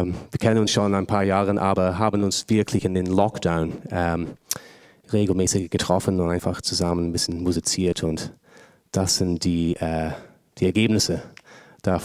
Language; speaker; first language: German; non-native, fluent; English